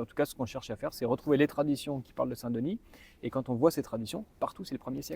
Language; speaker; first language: French; native; French